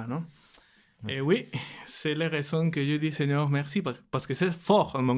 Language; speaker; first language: French; non-native, learner; Spanish